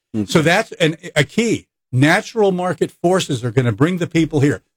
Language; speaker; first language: English; native; English